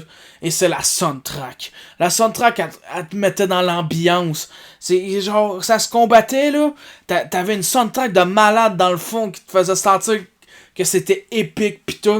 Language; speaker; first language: French; native; French